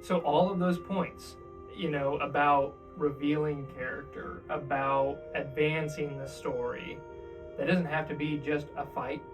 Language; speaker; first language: English; native; English